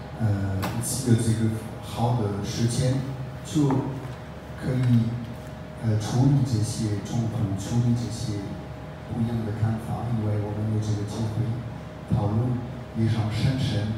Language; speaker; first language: Chinese; non-native, fluent; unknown